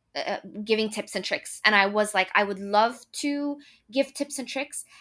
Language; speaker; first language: English; non-native, fluent; Arabic